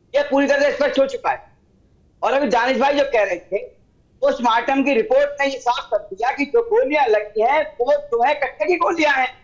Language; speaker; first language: Hindi; native; Hindi